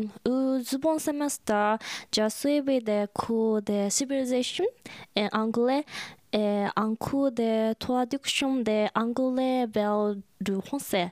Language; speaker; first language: French; non-native, learner; Japanese